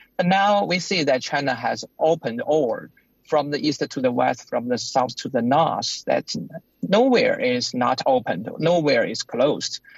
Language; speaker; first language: English; non-native, fluent; Chinese